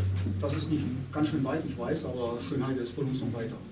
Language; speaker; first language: German; native; German